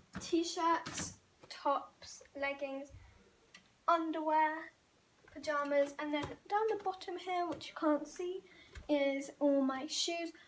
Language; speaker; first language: English; native; English